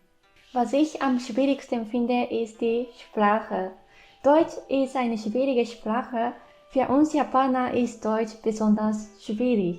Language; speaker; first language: German; non-native, fluent; Japanese